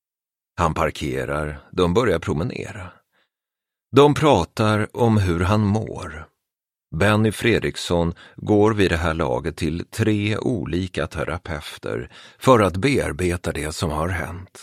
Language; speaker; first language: Swedish; native; Swedish